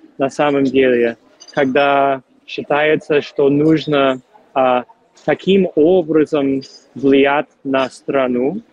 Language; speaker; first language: Russian; non-native, fluent; English